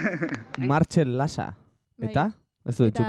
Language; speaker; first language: Basque; native; Basque